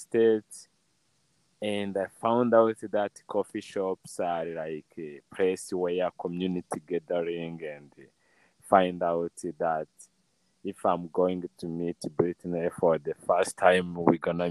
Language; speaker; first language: English; non-native, local second language; Kinyarwanda